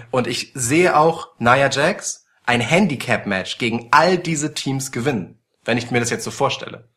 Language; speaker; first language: German; early bilingual, other home language; Polish